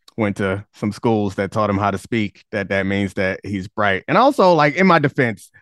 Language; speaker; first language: English; native; English